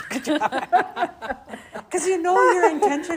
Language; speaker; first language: English; non-native, fluent; Cree